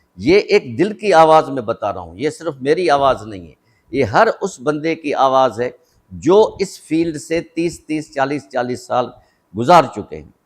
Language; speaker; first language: Urdu; non-native, local second language; Sindhi